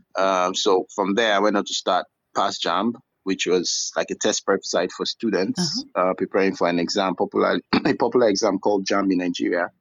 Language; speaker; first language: English; non-native, local second language; Yoruba